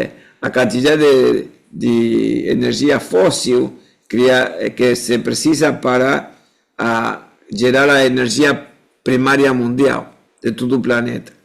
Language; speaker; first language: Portuguese; non-native, fluent; Spanish